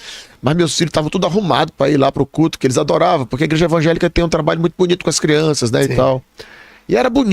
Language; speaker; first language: Portuguese; native; Portuguese